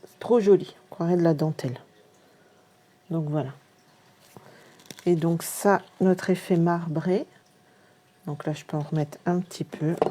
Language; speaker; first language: French; native; French